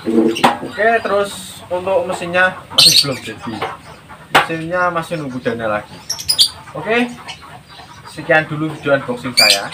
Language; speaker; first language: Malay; non-native, local second language; Javanese